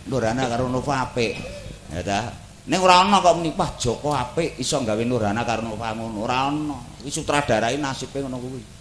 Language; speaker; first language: Javanese; native; Javanese